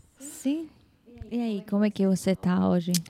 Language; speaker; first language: Portuguese; non-native, fluent; Hebrew